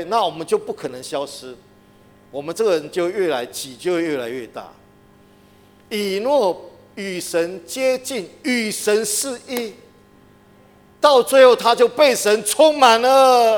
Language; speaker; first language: Chinese; native; Chinese